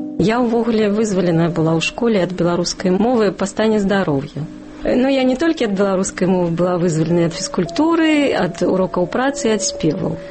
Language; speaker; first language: Belarusian; non-native, local second language; Russian